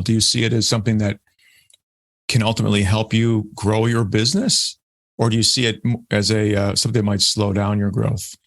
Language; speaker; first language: English; native; English